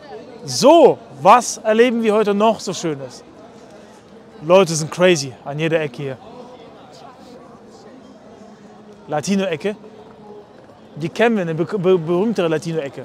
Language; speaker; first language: German; native; German